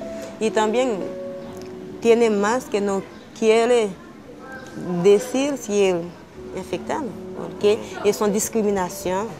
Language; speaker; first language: Spanish; non-native, learner; Haitian Creole